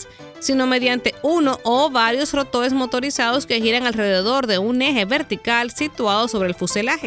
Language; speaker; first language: Spanish; native; Spanish